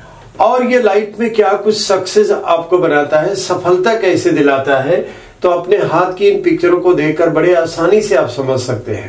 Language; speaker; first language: Hindi; native; Hindi